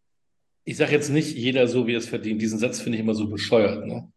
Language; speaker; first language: German; native; German